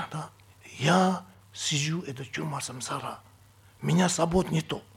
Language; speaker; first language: Russian; non-native, fluent; Tibetan